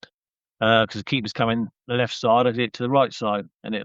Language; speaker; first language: English; native; English